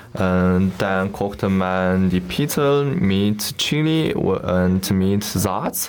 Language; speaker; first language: German; non-native, learner; Chinese